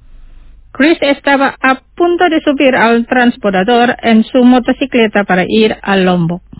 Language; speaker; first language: Spanish; non-native, fluent; Indonesian